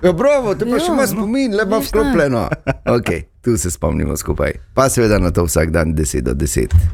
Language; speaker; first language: Slovenian; native; Slovenian